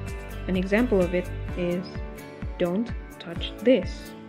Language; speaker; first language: English; non-native, learner; Indonesian